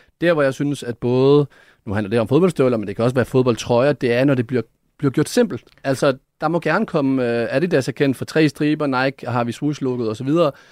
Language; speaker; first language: Danish; early bilingual, other home language; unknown